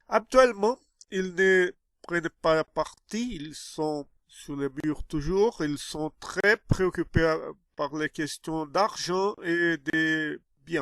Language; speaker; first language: French; non-native, fluent; Portuguese